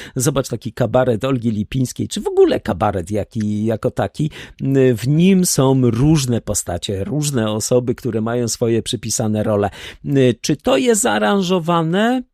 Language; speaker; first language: Polish; native; Polish